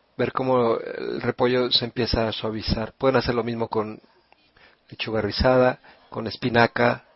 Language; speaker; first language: Spanish; non-native, fluent; Italian